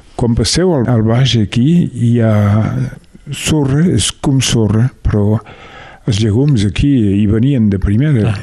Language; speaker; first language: Catalan; native; Catalan